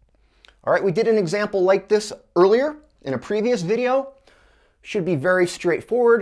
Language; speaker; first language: English; native; English